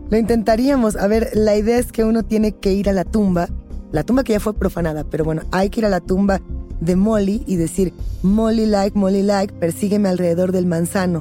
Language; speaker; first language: Spanish; native; Spanish